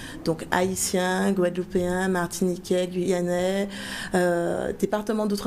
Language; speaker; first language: French; native; French